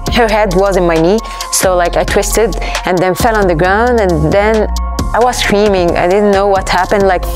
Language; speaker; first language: English; non-native, fluent; Arabic